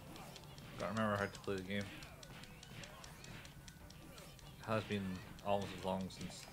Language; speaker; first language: English; native; English